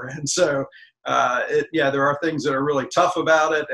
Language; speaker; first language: English; native; English